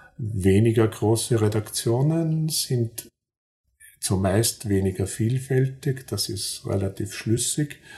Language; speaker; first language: German; native; German